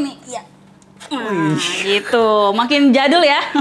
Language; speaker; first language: Indonesian; native; Indonesian